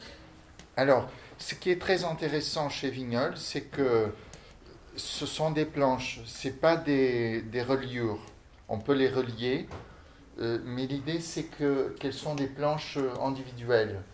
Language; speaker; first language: French; non-native, fluent; Portuguese